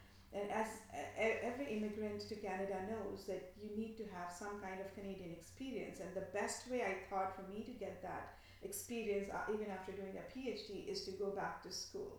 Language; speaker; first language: English; non-native, local second language; Bangla